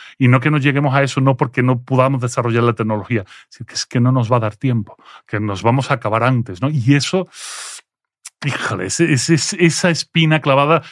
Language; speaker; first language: Spanish; early bilingual, other home language; French